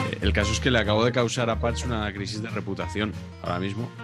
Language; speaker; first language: Spanish; native; Spanish